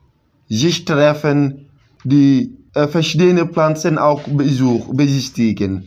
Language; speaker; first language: German; non-native, fluent; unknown